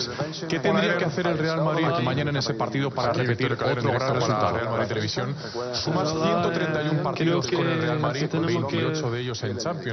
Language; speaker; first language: Spanish; native; Spanish